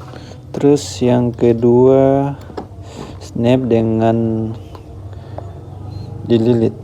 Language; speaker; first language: Indonesian; native; Indonesian